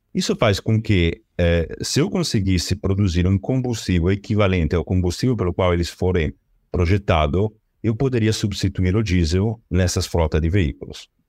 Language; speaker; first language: Portuguese; non-native, fluent; Italian